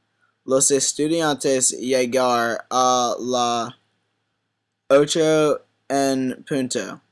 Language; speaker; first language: Spanish; non-native, learner; English